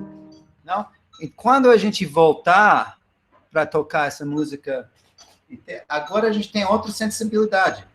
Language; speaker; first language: Portuguese; non-native, fluent; English